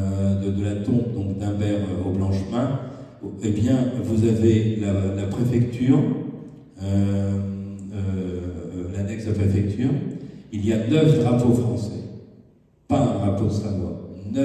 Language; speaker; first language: French; native; French